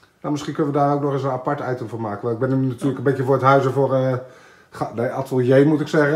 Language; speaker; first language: Dutch; native; Dutch